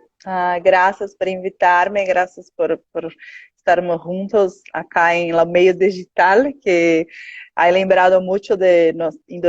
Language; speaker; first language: Spanish; non-native, learner; Portuguese